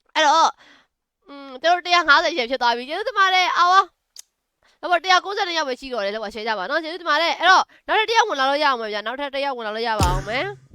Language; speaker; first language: Burmese; native; Burmese